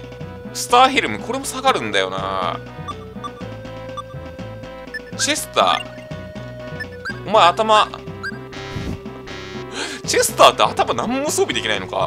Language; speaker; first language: Japanese; native; Japanese